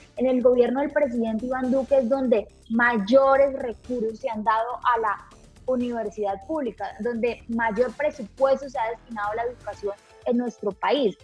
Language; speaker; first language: Spanish; native; Spanish